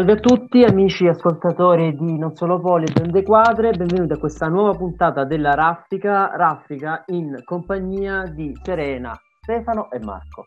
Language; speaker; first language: Italian; native; Italian